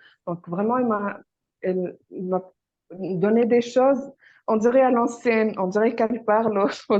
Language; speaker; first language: French; non-native, fluent; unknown